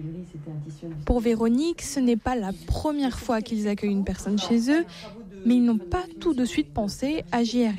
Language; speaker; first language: French; native; French